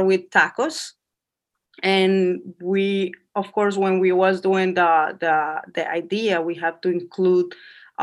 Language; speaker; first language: English; non-native, fluent; Spanish